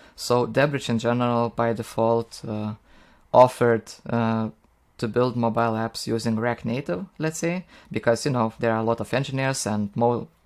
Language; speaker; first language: English; non-native, fluent; Lithuanian